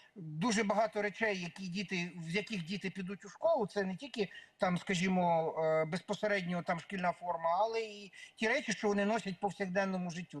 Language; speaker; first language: Ukrainian; native; Ukrainian